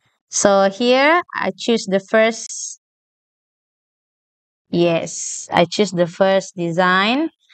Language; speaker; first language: English; non-native, local second language; Malay